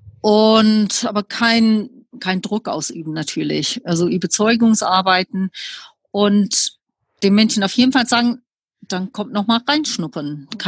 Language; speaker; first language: German; non-native, fluent; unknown